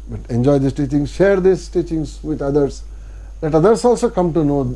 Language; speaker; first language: English; non-native, local second language; Kannada